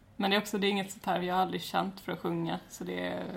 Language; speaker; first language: Swedish; native; Swedish